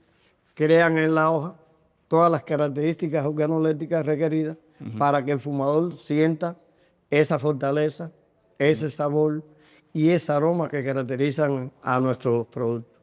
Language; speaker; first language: Spanish; native; Spanish